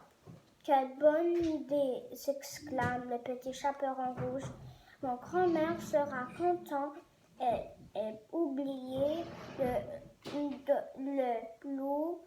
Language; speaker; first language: French; non-native, learner; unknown